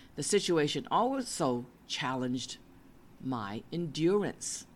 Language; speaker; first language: English; native; English